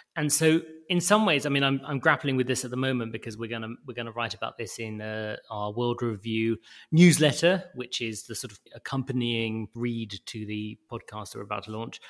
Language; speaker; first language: English; native; English